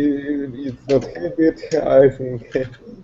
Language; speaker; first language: English; non-native, learner; Russian